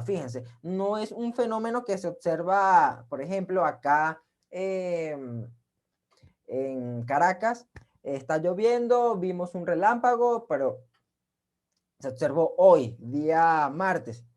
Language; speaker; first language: Spanish; native; Spanish